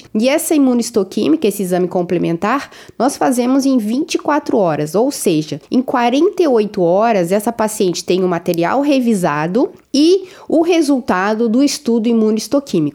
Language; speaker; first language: Portuguese; native; Portuguese